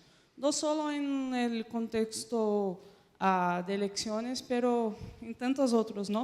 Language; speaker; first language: Spanish; non-native, fluent; Portuguese